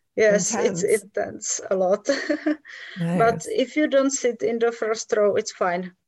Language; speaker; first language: English; non-native, fluent; Czech